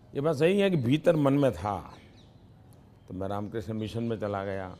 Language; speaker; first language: Hindi; non-native, local second language; Gujarati